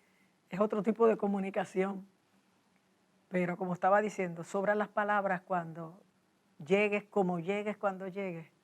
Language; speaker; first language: Spanish; native; Spanish